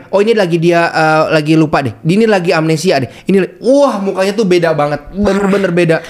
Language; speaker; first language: Indonesian; native; Indonesian